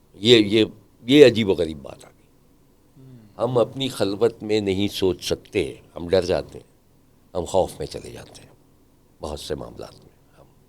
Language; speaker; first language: Urdu; native; Urdu